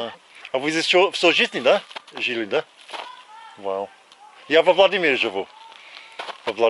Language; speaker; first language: Russian; non-native, fluent; English